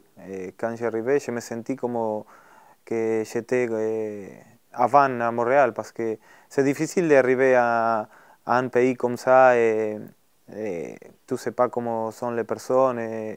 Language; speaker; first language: French; non-native, learner; Spanish